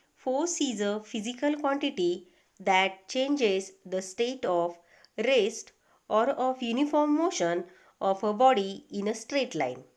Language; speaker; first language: English; non-native, local second language; Marathi